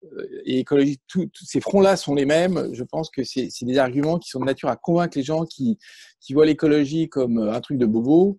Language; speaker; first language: French; native; French